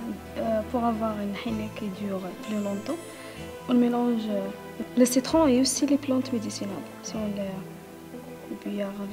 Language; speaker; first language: French; non-native, local second language; Arabic